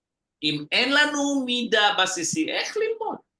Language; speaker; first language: Hebrew; non-native, fluent; Indonesian